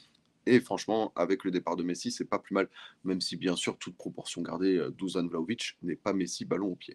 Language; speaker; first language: French; native; French